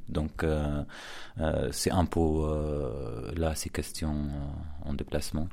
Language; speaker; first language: French; non-native, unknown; Arabic